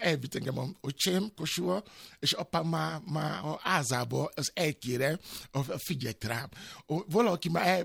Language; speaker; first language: Hungarian; non-native, learner; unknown